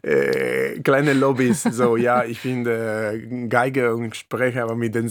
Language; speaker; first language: German; non-native, fluent; Spanish